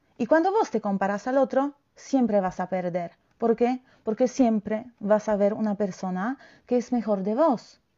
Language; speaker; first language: Spanish; non-native, fluent; Polish